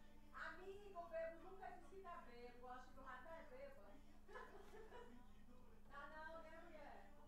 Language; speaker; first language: Portuguese; native; Portuguese